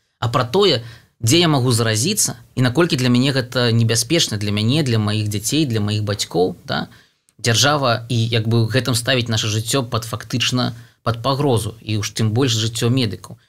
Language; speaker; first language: Belarusian; non-native, local second language; Russian